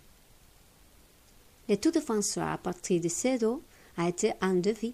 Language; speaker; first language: French; non-native, learner; Spanish